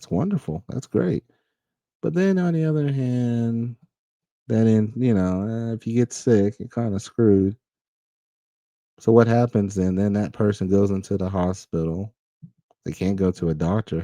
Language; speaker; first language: English; native; English